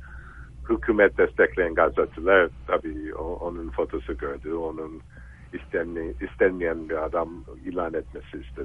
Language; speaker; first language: Turkish; non-native, fluent; English